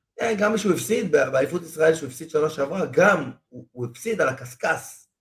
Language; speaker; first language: Hebrew; non-native, fluent; Spanish